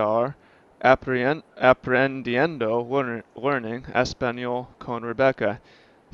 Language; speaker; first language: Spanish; non-native, learner; English